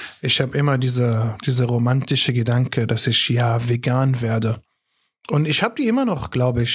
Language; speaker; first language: German; non-native, fluent; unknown